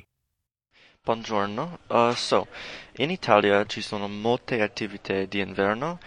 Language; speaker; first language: Italian; non-native, learner; English